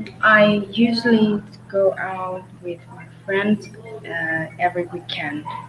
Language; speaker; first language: English; non-native, learner; Vietnamese